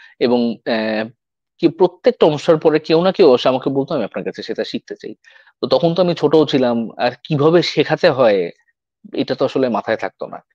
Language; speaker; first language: Bangla; native; Bangla